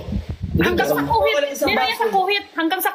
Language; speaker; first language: Filipino; non-native, learner; Chinese